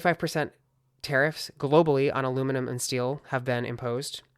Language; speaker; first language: English; native; English